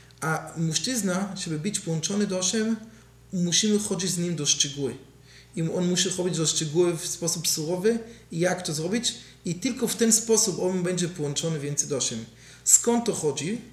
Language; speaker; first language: Polish; non-native, learner; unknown